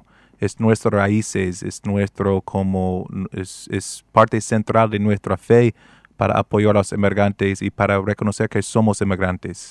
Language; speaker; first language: Spanish; non-native, fluent; English